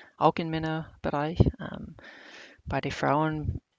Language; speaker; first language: German; non-native, learner; English